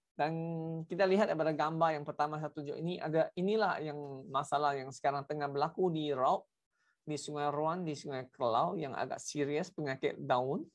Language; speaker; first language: Malay; non-native, local second language; Chinese